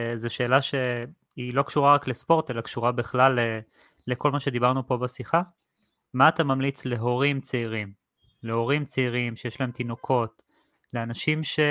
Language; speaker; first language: Hebrew; native; Hebrew